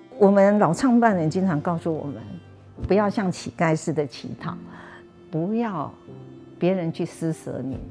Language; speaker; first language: Chinese; non-native, local second language; Hakka Chinese